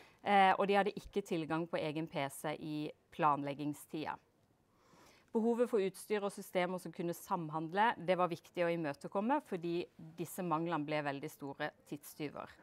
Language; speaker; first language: Norwegian; native; Norwegian